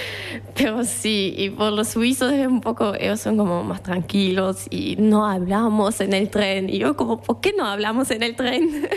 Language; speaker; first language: Spanish; non-native, fluent; German